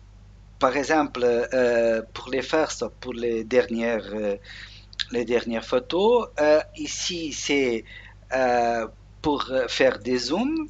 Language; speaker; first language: French; non-native, learner; Portuguese